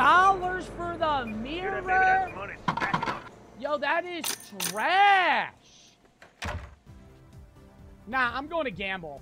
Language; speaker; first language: English; native; English